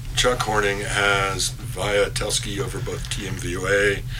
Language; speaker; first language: English; native; English